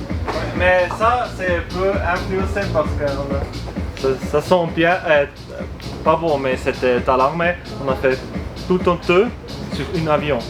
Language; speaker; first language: French; non-native, learner; German